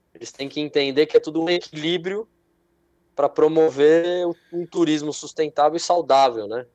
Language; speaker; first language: Portuguese; native; Portuguese